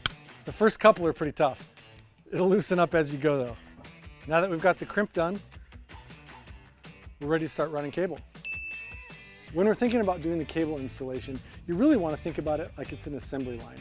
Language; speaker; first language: English; native; English